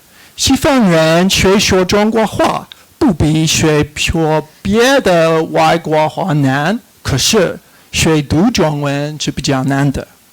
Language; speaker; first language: Chinese; non-native, fluent; English